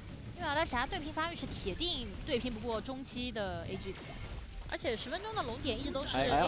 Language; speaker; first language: Chinese; native; Chinese